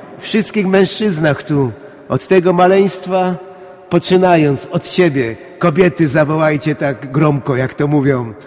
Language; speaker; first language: Polish; native; Polish